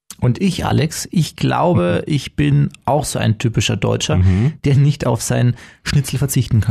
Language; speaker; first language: German; native; German